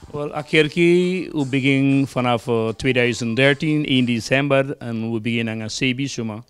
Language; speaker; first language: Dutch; non-native, local second language; Sranan Tongo